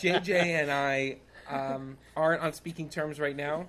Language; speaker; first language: English; native; English